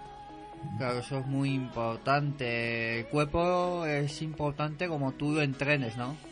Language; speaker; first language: Spanish; native; Spanish